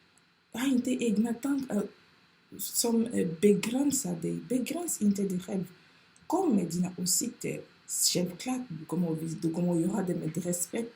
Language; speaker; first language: Swedish; non-native, fluent; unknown